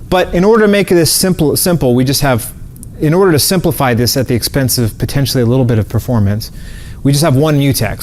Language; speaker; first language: English; native; English